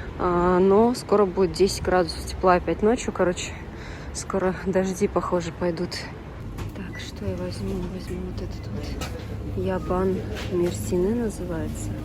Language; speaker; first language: Russian; non-native, local second language; Tatar